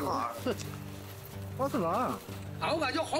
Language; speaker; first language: Chinese; native; Chinese